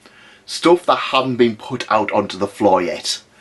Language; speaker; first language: English; native; English